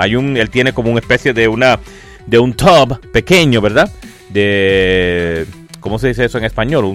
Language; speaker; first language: Spanish; native; Spanish